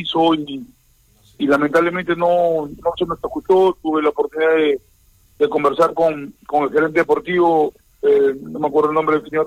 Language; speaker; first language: Spanish; native; Spanish